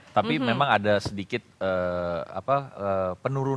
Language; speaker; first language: Indonesian; native; Indonesian